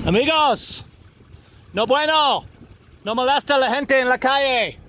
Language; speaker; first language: Spanish; non-native, learner; English